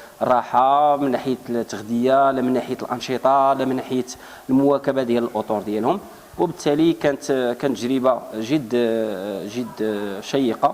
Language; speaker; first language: Arabic; native; Arabic